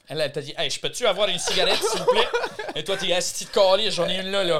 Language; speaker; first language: French; non-native, fluent; English